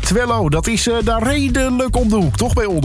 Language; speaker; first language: Dutch; native; Dutch